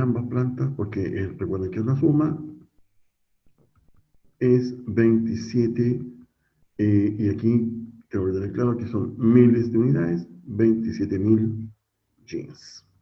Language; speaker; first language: Spanish; native; Spanish